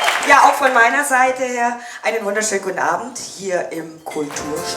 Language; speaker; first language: German; native; German